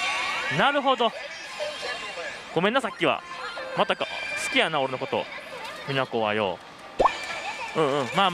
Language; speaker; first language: Japanese; native; Japanese